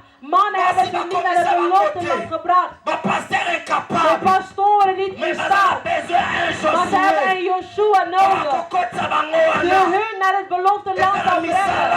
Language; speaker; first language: Dutch; non-native, fluent; Lingala